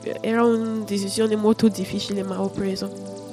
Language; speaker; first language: Italian; non-native, learner; English